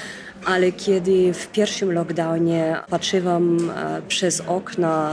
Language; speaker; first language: Polish; non-native, fluent; German